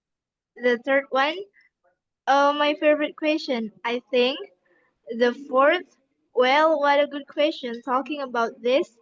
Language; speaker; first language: English; non-native, learner; Indonesian